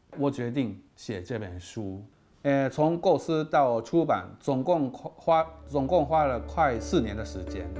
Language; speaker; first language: Chinese; non-native, fluent; Japanese